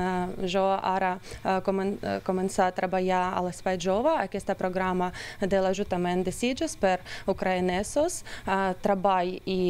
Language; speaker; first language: Catalan; non-native, learner; Ukrainian